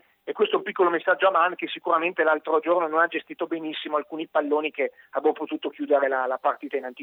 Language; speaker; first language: Italian; native; Italian